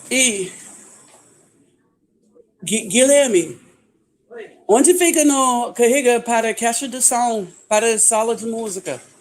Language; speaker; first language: Portuguese; non-native, learner; English